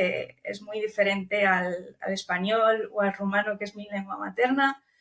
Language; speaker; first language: Spanish; early bilingual, other home language; Romanian